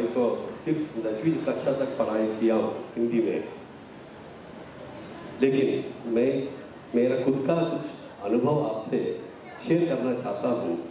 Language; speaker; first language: Hindi; non-native, local second language; Telugu